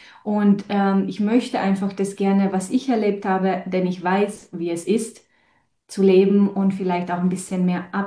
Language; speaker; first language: German; non-native, fluent; Romanian